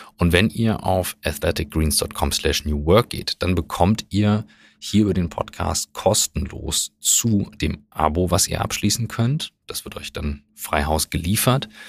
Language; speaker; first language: German; native; German